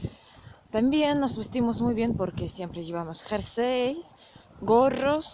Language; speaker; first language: Spanish; non-native, fluent; Russian